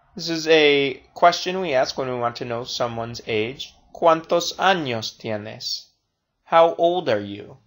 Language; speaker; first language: English; native; English